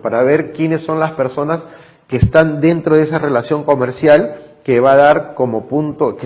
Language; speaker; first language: Spanish; native; Spanish